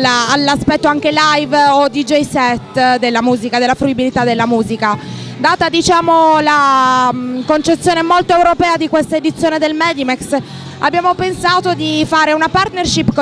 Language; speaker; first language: Italian; native; Italian